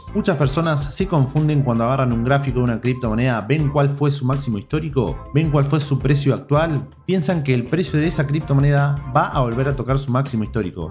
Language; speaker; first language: Spanish; native; Spanish